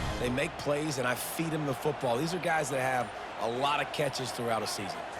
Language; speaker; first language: English; native; English